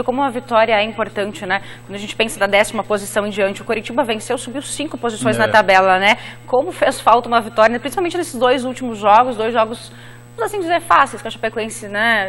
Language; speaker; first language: Portuguese; native; Portuguese